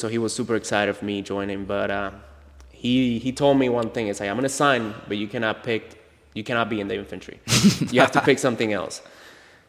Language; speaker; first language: English; non-native, fluent; Spanish